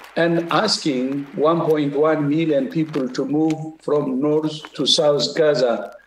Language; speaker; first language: English; non-native, fluent; Tigrinya